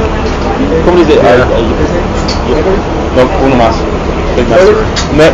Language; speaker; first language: Spanish; non-native, learner; English